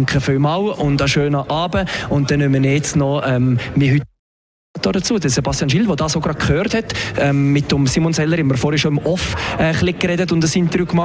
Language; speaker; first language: German; native; German